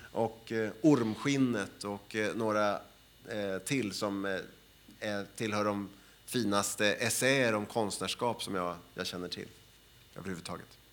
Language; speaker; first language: Swedish; native; Swedish